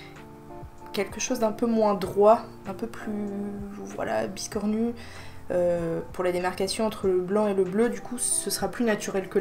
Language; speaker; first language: French; native; French